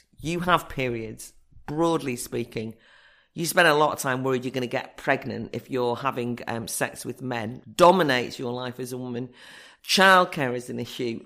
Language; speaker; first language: English; native; English